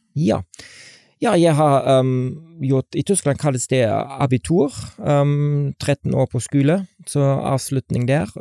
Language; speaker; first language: Norwegian; non-native, fluent; German